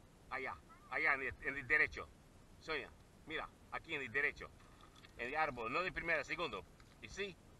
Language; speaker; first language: Spanish; non-native, learner; English